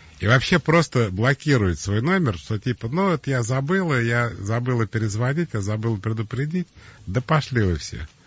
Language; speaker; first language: Russian; native; Russian